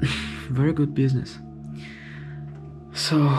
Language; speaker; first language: English; non-native, learner; Russian